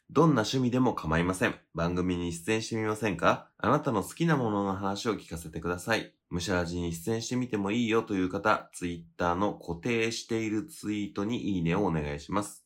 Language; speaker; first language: Japanese; native; Japanese